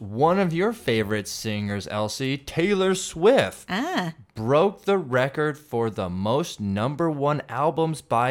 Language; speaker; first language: English; native; English